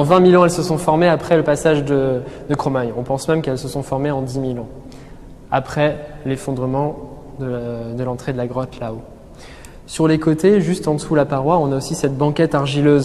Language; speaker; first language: French; native; French